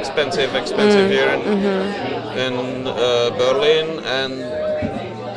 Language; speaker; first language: English; non-native, learner; Swiss German